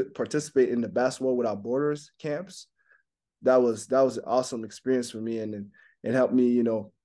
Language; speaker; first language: English; non-native, fluent; French